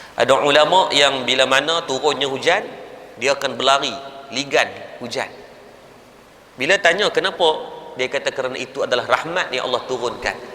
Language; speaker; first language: Malay; native; Malay